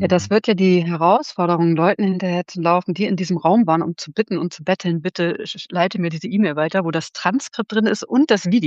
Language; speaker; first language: German; native; German